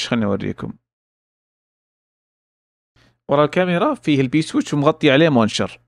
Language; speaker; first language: Arabic; native; Arabic